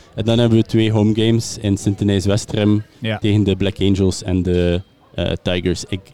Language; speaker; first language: Dutch; native; Dutch